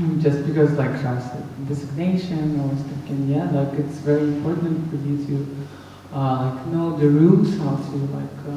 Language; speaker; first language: English; non-native, fluent; Russian